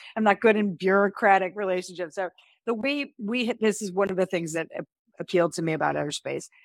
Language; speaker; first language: English; native; English